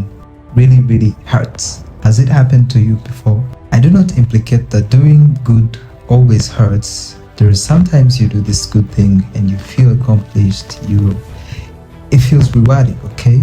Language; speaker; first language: English; non-native, local second language; Kinyarwanda